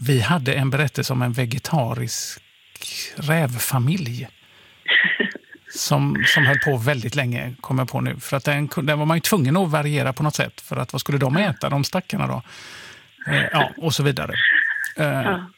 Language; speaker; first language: Swedish; native; Swedish